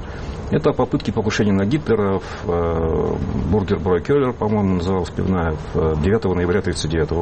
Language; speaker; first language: Russian; native; Russian